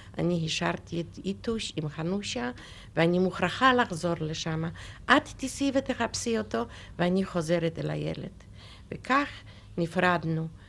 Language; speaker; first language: Hebrew; non-native, fluent; Polish